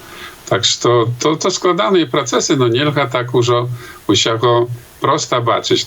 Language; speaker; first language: Polish; non-native, local second language; Belarusian